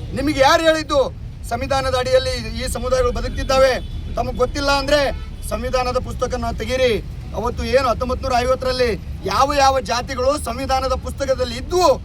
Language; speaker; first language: Kannada; non-native, local second language; Lambadi